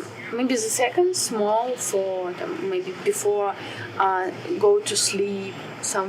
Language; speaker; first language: English; non-native, learner; Russian